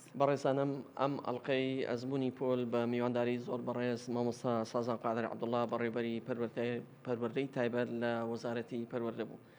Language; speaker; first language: Central Kurdish; native; Central Kurdish